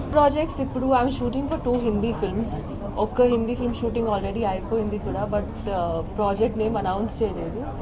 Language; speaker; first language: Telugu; non-native, learner; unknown